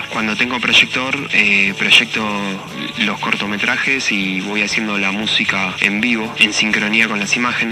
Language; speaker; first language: Spanish; native; Spanish